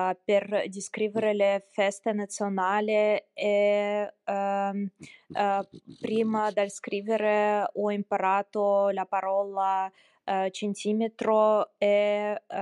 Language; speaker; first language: Italian; non-native, learner; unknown